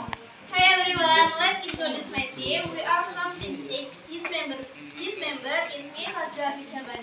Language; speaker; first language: English; non-native, learner; Indonesian